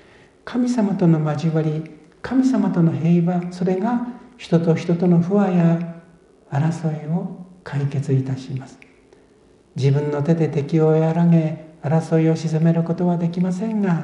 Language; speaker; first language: Japanese; native; Japanese